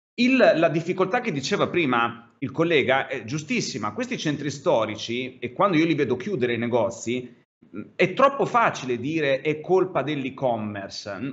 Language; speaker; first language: Italian; native; Italian